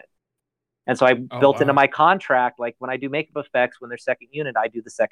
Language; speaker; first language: English; native; English